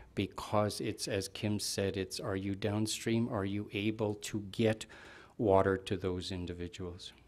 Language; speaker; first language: English; native; English